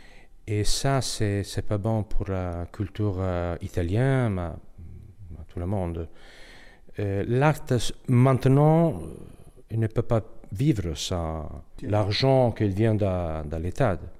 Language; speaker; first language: French; non-native, learner; Italian